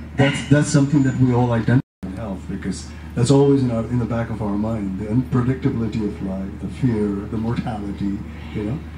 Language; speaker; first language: English; non-native, local second language; Nepali